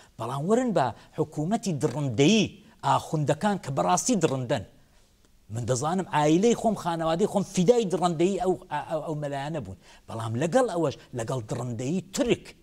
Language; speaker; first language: Central Kurdish; native; Central Kurdish